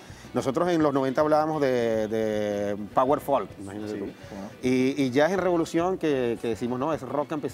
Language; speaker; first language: Spanish; native; Spanish